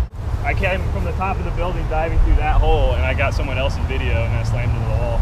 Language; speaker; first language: English; native; English